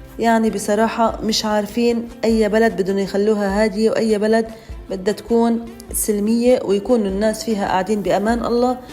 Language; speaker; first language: Arabic; native; Arabic